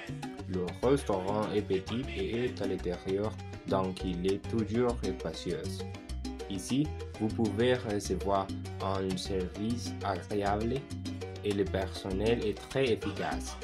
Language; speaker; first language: French; non-native, learner; Spanish